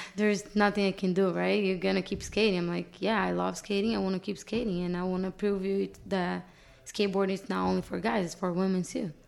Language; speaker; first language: English; non-native, fluent; Portuguese